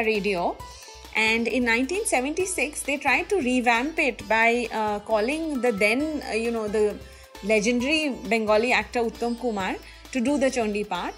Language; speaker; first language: English; non-native, local second language; Bangla